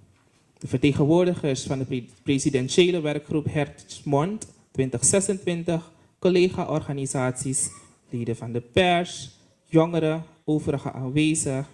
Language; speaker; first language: Dutch; native; Dutch